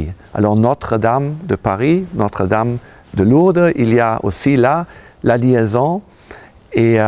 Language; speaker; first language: French; non-native, fluent; German